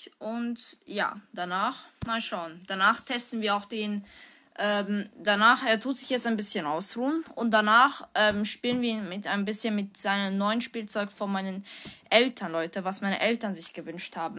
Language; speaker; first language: German; early bilingual, other home language; Hungarian